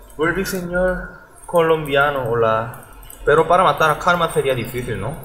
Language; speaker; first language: Spanish; non-native, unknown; Korean